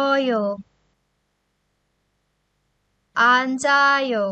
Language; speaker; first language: Korean; non-native, fluent; Khmer